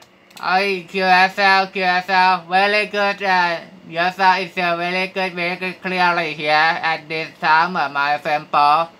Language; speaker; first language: English; non-native, learner; Thai